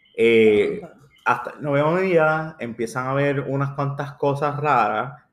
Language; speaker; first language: Spanish; early bilingual, heritage; Spanish